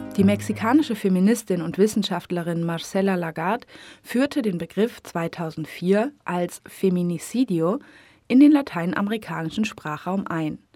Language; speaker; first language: German; native; German